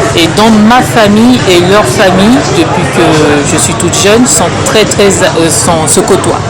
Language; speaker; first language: French; early bilingual, other home language; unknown